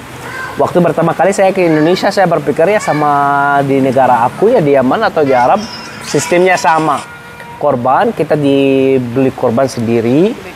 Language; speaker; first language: Indonesian; non-native, learner; Arabic